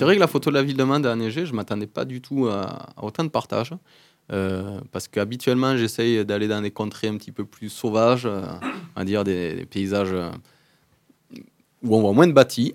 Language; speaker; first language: French; native; French